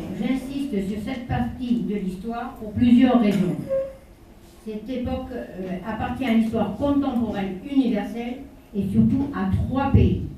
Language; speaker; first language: French; non-native, local second language; Spanish